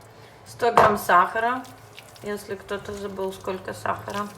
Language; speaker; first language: Russian; native; Russian